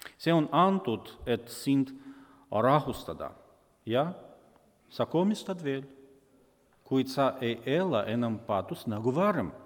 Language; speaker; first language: Estonian; non-native, local second language; Russian